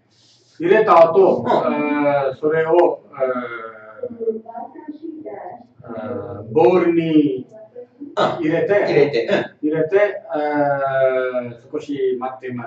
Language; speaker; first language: Japanese; non-native, learner; Tamil